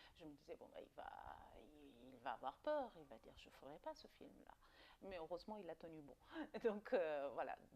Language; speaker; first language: French; non-native, fluent; Persian